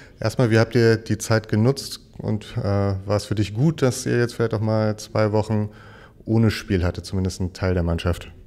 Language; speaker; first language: German; native; German